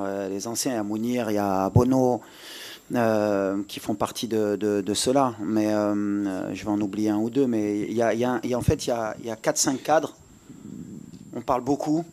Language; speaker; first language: French; native; French